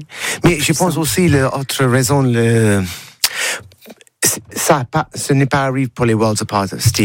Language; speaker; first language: French; non-native, learner; English